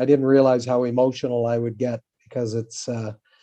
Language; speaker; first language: English; native; English